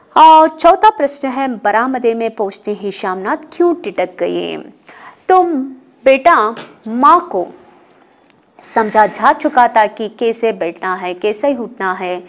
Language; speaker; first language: Hindi; non-native, local second language; Kannada